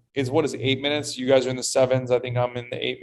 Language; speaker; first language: English; native; English